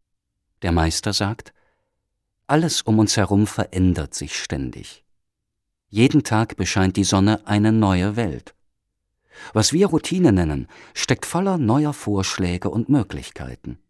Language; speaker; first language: German; native; German